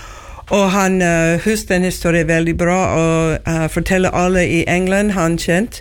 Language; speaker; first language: Norwegian; non-native, learner; English